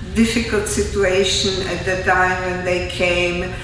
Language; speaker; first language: English; non-native, fluent; Czech